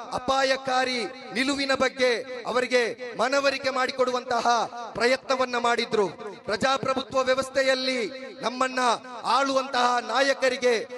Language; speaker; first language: Kannada; non-native, local second language; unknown